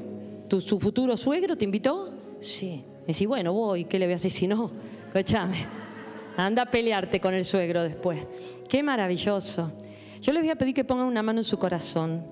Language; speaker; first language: Spanish; native; Spanish